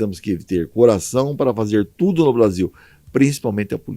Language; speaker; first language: Portuguese; native; Portuguese